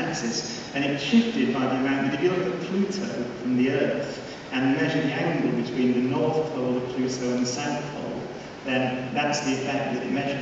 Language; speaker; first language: English; native; English